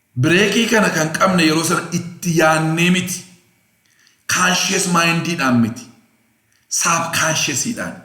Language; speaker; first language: Oromo; non-native, local second language; Amharic